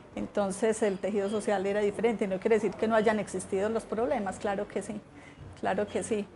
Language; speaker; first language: Spanish; native; Spanish